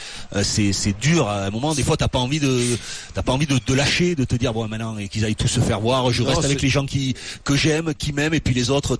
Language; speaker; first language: French; native; French